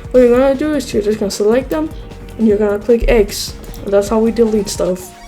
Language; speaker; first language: English; native; English